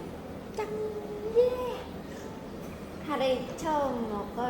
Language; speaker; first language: Korean; non-native, learner; Vietnamese